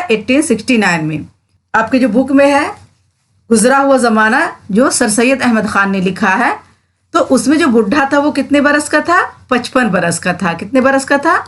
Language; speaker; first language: Urdu; native; Urdu